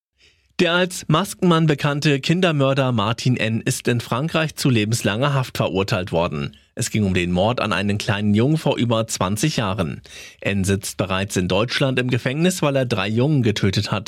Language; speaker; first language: German; native; German